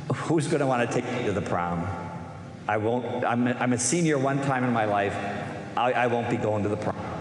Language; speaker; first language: English; native; English